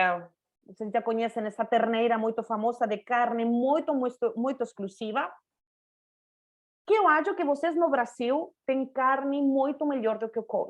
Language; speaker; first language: Portuguese; non-native, fluent; Spanish